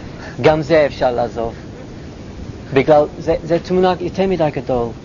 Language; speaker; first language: Hebrew; non-native, fluent; English